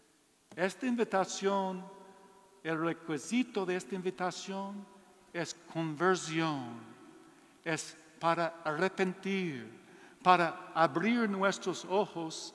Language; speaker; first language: Spanish; non-native, learner; English